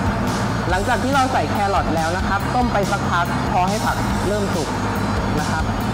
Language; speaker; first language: Thai; native; Thai